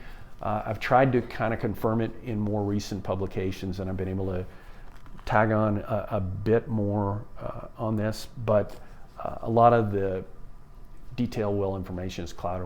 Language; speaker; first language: English; native; English